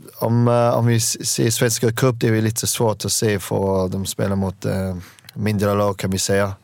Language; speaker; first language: Swedish; non-native, learner; English